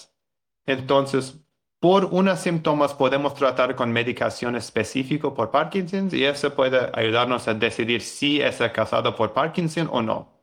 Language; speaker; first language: Spanish; non-native, learner; English